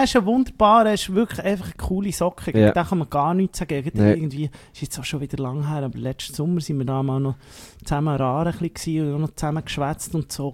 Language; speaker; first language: German; native; German